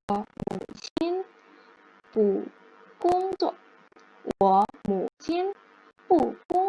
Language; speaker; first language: Chinese; non-native, fluent; Indonesian